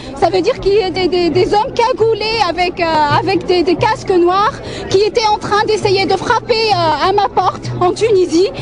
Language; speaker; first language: French; non-native, local second language; Arabic